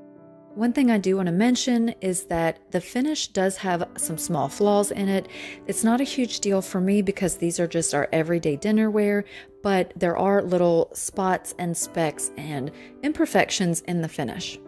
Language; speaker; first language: English; native; English